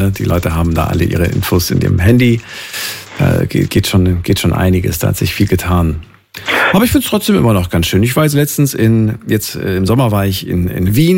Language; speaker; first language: German; native; German